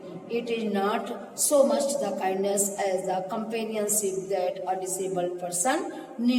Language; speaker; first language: English; non-native, local second language; Hindi